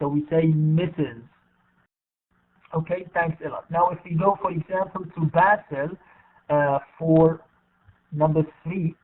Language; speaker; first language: English; non-native, fluent; Arabic